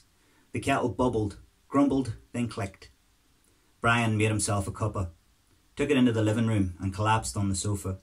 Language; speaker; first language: English; native; English